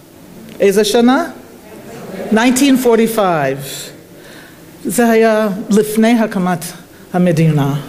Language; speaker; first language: Hebrew; non-native, fluent; English